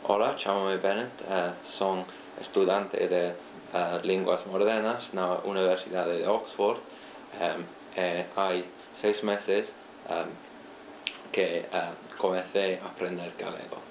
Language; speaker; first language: Spanish; non-native, fluent; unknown